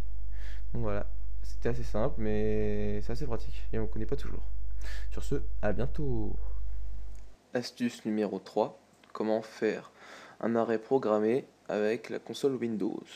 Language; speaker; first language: French; native; French